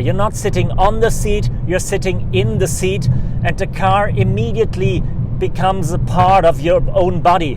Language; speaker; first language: English; non-native, fluent; German